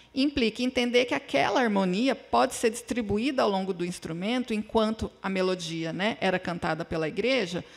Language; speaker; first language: Portuguese; native; Portuguese